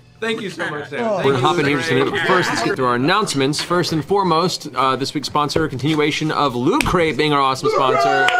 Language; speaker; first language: English; native; English